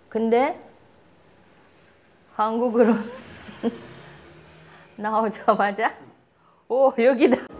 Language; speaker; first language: Korean; non-native, local second language; Russian